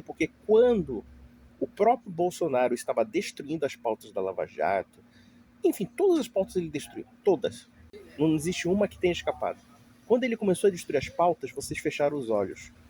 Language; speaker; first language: Portuguese; native; Portuguese